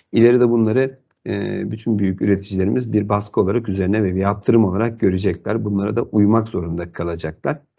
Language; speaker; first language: Turkish; native; Turkish